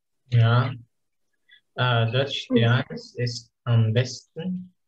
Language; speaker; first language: German; non-native, learner; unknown